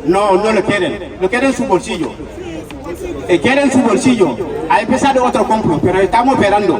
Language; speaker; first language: Spanish; non-native, learner; Wolof